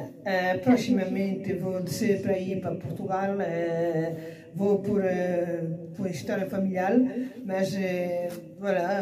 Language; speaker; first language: Portuguese; early bilingual, heritage; Portuguese